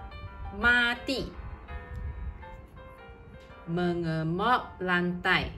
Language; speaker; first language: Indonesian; non-native, local second language; Chinese